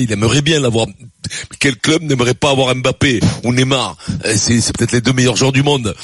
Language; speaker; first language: French; native; French